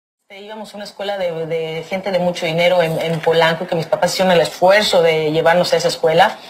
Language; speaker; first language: Spanish; native; Spanish